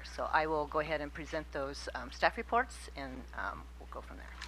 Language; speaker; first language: English; native; English